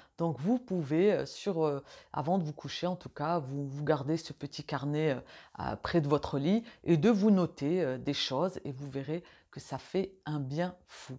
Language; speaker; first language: French; native; French